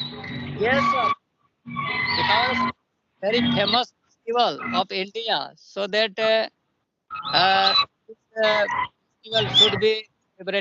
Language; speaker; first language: English; non-native, learner; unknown